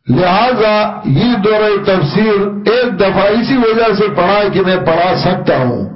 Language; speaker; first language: Urdu; non-native, local second language; Pashto